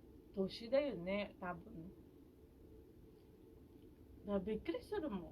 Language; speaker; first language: Japanese; non-native, fluent; Filipino